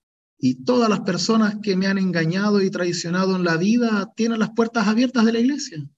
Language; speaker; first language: Spanish; native; Spanish